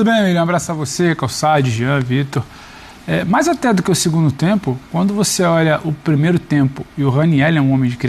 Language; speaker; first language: Portuguese; native; Portuguese